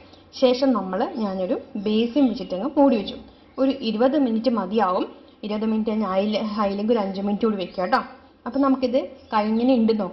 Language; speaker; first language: Malayalam; native; Malayalam